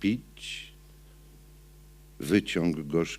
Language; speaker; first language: Polish; native; Polish